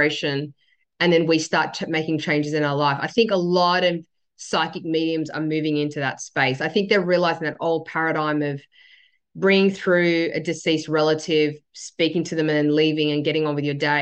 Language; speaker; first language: English; native; English